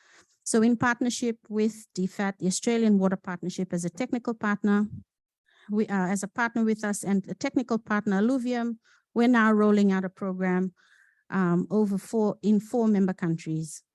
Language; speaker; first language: English; non-native, local second language; Fijian